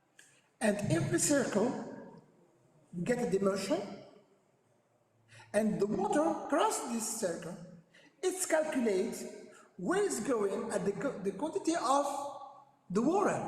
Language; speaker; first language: English; non-native, learner; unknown